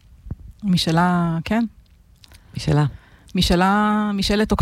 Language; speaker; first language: Hebrew; native; Hebrew